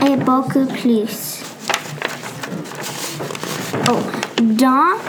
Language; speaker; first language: French; non-native, learner; English